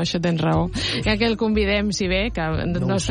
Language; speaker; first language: Catalan; native; Catalan